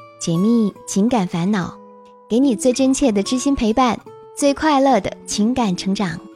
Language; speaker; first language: Chinese; native; Chinese